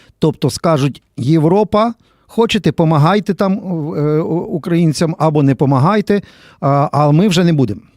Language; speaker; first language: Ukrainian; native; Ukrainian